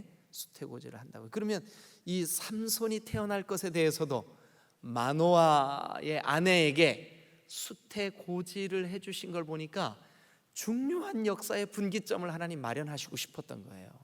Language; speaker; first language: Korean; native; Korean